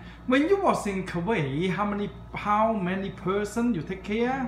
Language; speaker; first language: English; non-native, learner; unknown